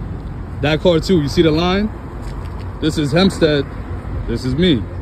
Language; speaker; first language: English; native; English